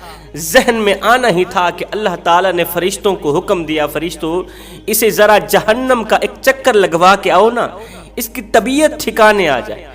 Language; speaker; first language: Urdu; native; Urdu